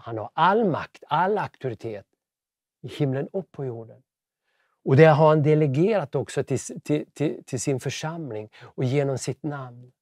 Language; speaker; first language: Swedish; native; Swedish